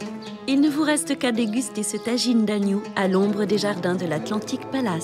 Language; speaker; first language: French; native; French